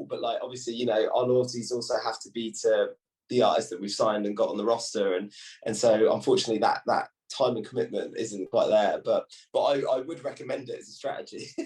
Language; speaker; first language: English; native; English